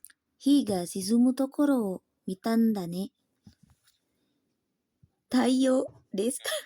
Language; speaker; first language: Japanese; non-native, learner; Indonesian